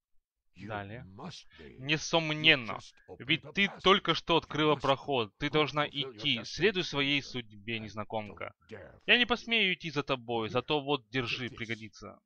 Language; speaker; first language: Russian; native; Russian